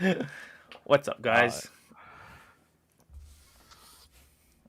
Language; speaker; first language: English; native; English